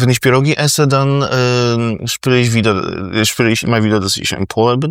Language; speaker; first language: German; non-native, fluent; Polish